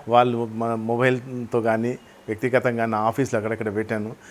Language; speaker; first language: Telugu; native; Telugu